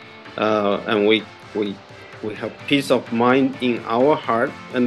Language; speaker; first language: English; non-native, fluent; Chinese